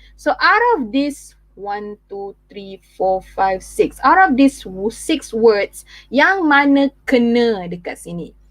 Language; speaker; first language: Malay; native; Malay